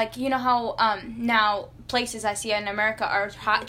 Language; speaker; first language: English; non-native, fluent; Arabic